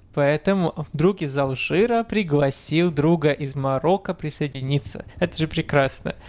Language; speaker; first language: Russian; non-native, fluent; Arabic